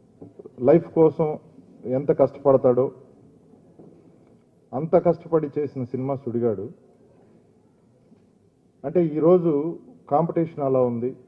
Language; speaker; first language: Telugu; native; Telugu